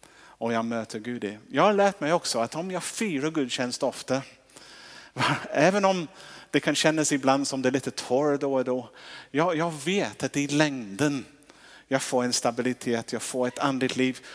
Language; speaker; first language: Swedish; non-native, fluent; English